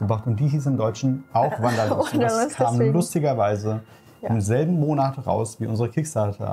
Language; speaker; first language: German; native; German